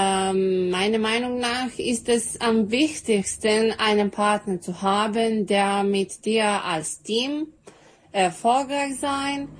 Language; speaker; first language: German; non-native, learner; Serbian